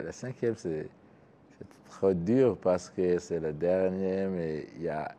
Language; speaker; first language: French; non-native, learner; Kinyarwanda